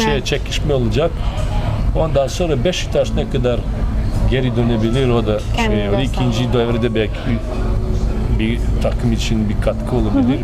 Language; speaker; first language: Turkish; non-native, fluent; Serbian